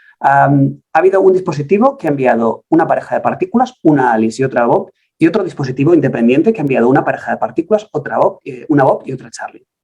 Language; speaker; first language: Spanish; native; Spanish